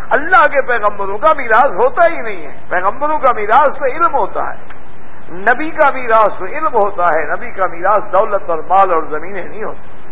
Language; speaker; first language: Urdu; native; Urdu